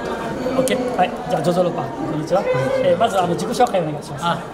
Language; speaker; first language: Japanese; non-native, fluent; Newari